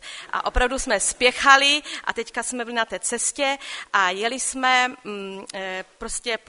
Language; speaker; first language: Czech; non-native, local second language; Polish